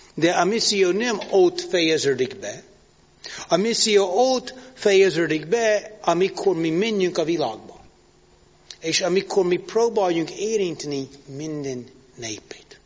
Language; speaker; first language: Hungarian; non-native, learner; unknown